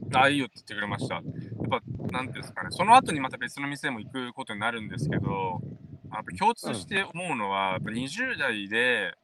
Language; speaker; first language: Japanese; native; Japanese